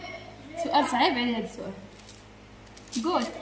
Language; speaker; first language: Arabic; native; Arabic